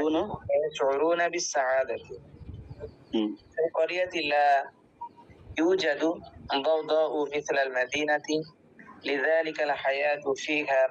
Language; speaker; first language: Arabic; non-native, learner; Bangla